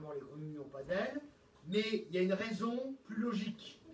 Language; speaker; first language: French; native; French